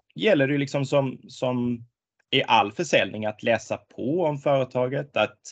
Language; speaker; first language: Swedish; native; Swedish